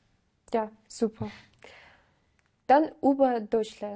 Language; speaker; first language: German; non-native, learner; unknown